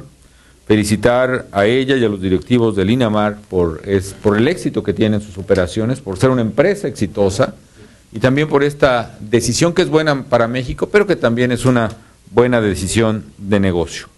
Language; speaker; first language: Spanish; native; Spanish